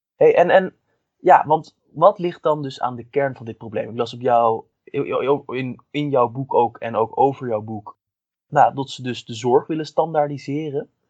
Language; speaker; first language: Dutch; native; Dutch